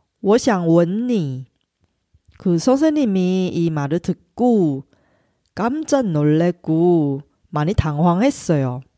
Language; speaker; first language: Korean; non-native, fluent; Chinese